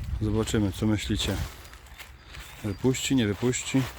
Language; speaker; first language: Polish; native; Polish